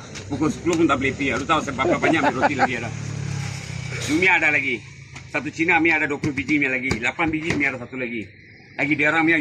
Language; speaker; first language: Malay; non-native, local second language; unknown